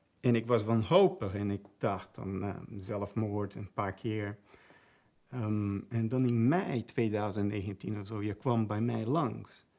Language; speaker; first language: Dutch; non-native, fluent; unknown